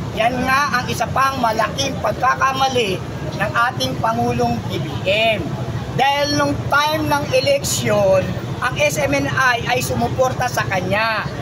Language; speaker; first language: Filipino; native; Filipino